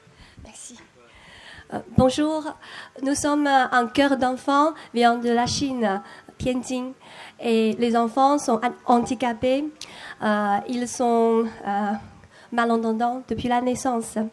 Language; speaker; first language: French; non-native, learner; Chinese